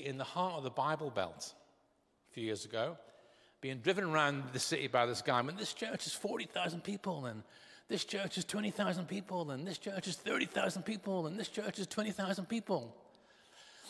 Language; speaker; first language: English; native; English